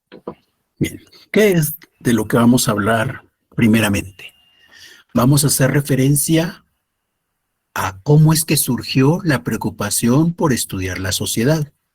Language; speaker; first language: Spanish; native; Spanish